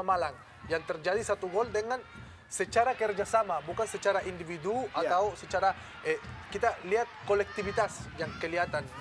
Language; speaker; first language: Indonesian; non-native, fluent; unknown